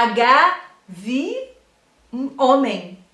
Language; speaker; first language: German; non-native, fluent; Portuguese